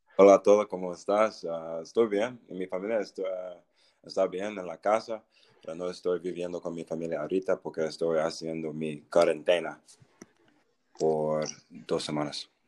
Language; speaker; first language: Spanish; non-native, learner; English